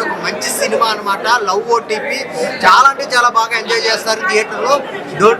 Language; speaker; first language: Telugu; native; Telugu